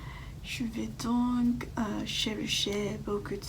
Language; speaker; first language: French; non-native, learner; Japanese